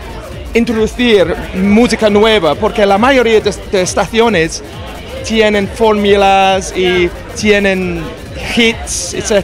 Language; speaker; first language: Spanish; non-native, learner; English